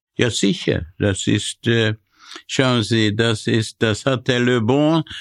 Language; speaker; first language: German; non-native, fluent; Hungarian